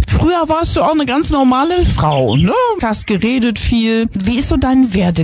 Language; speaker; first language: German; native; German